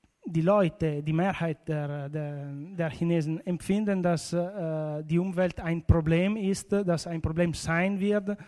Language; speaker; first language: German; non-native, local second language; Italian